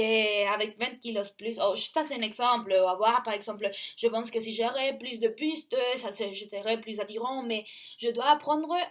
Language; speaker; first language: French; non-native, learner; Spanish